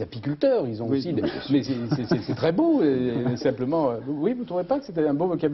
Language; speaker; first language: French; native; French